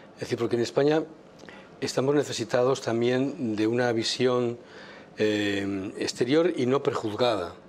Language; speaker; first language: Spanish; native; Spanish